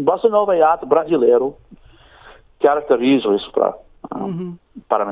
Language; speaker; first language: Portuguese; non-native, learner; English